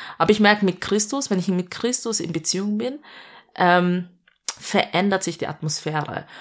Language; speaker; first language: German; early bilingual, other home language; Malayalam